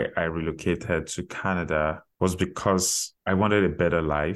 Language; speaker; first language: English; non-native, local second language; Yoruba